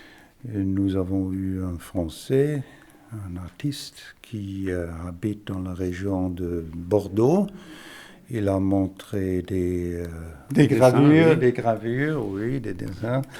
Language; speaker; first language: French; non-native, fluent; German